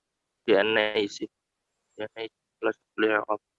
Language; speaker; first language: Arabic; non-native, learner; Indonesian